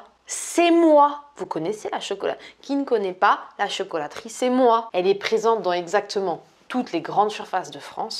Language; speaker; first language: French; native; French